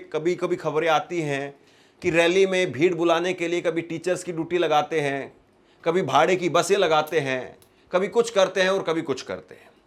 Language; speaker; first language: Hindi; native; Hindi